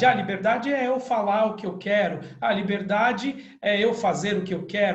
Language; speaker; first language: Portuguese; native; Portuguese